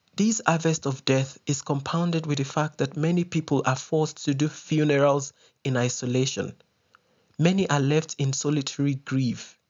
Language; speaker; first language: English; non-native, local second language; Yoruba